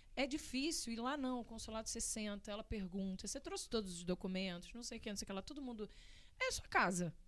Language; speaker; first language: Portuguese; native; Portuguese